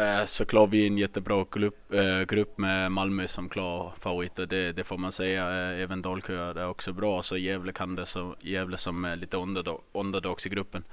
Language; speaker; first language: Swedish; non-native, fluent; Danish